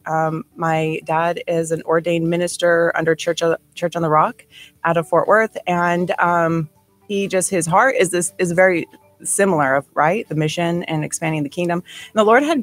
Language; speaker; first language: English; native; English